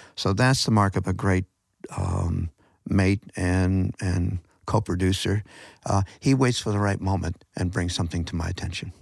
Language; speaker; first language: English; native; English